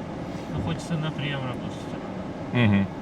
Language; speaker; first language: Russian; non-native, local second language; Uzbek